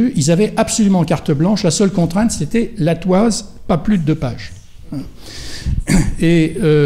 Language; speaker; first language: French; native; French